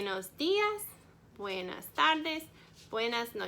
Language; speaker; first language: Spanish; non-native, fluent; English